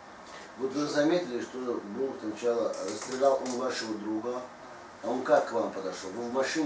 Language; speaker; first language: Russian; native; Russian